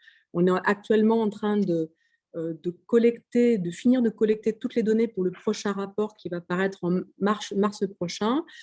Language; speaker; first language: French; native; French